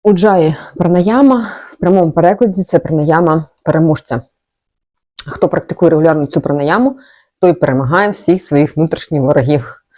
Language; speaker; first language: Ukrainian; non-native, local second language; Russian